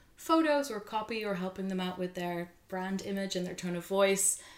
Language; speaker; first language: English; non-native, fluent; Dutch